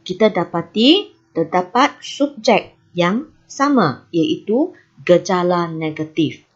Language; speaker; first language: Malay; non-native, local second language; Chinese